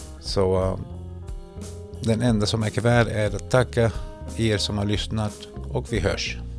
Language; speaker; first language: Swedish; non-native, fluent; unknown